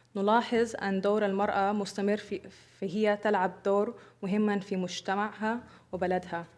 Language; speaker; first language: Arabic; early bilingual, other home language; English